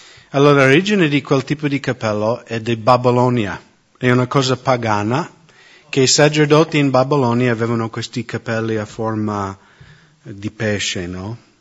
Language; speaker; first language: Italian; non-native, fluent; English